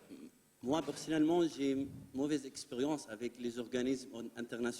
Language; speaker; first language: French; non-native, fluent; Arabic